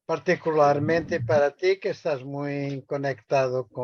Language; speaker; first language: Spanish; non-native, fluent; Portuguese